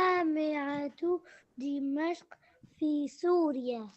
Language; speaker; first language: Arabic; non-native, learner; English